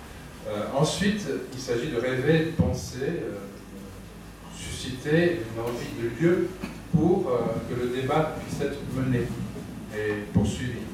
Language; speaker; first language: French; native; French